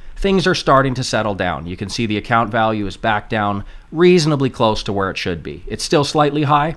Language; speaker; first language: English; native; English